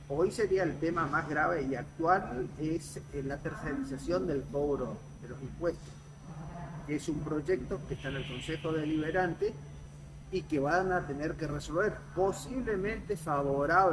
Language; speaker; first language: Spanish; native; Spanish